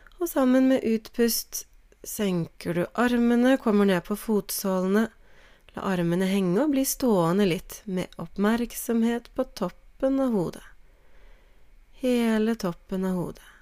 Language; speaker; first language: Norwegian; native; Norwegian